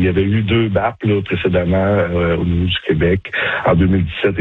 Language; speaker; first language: French; native; French